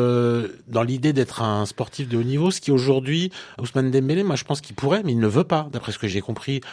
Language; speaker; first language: French; native; French